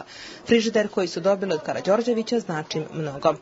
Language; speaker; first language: Bosnian; native; Bosnian